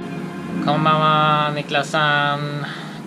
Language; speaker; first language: Japanese; non-native, learner; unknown